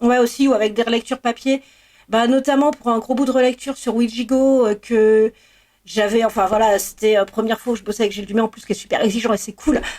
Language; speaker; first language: French; native; French